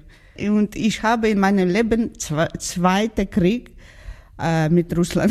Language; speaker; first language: German; non-native, learner; Georgian